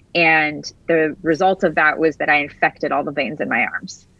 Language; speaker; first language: English; native; English